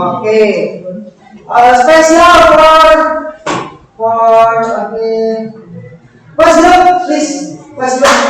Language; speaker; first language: English; non-native, learner; Indonesian